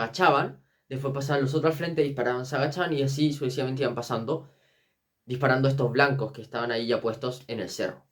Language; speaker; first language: Spanish; native; Spanish